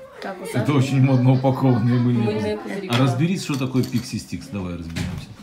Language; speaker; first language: Russian; native; Russian